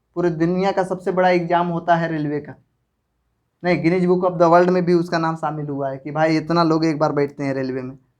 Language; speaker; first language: Hindi; native; Hindi